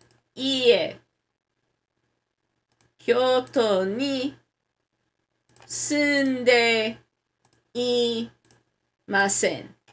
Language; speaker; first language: Japanese; non-native, learner; English